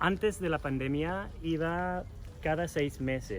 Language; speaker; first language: Spanish; non-native, fluent; English